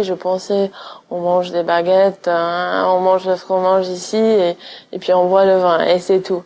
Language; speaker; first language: French; non-native, fluent; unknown